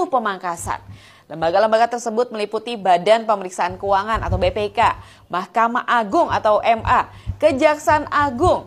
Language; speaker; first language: Indonesian; native; Indonesian